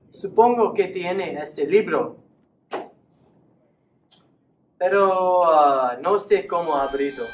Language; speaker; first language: Spanish; non-native, learner; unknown